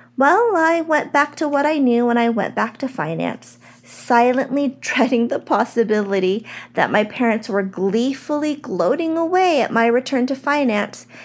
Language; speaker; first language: English; native; English